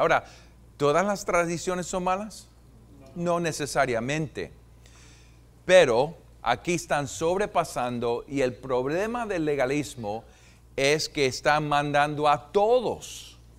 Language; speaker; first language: Spanish; non-native, fluent; English